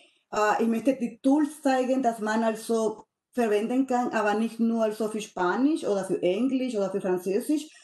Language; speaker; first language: German; non-native, fluent; Spanish